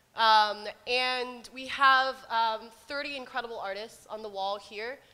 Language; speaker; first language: English; native; English